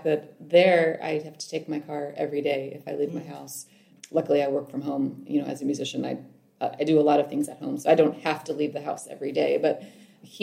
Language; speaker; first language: English; native; English